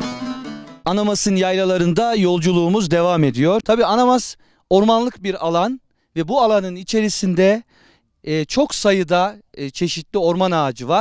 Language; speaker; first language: Turkish; native; Turkish